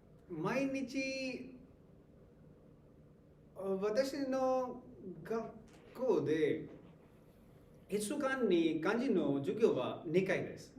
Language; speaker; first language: Japanese; non-native, learner; Hindi